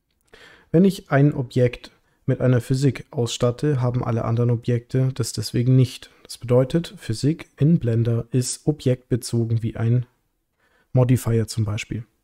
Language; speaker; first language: German; native; German